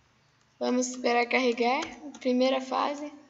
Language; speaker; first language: Portuguese; native; Portuguese